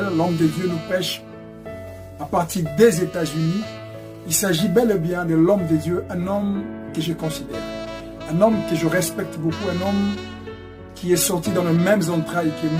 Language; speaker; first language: French; non-native, local second language; Lingala